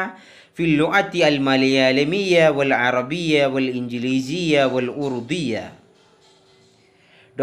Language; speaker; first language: Arabic; non-native, fluent; Malayalam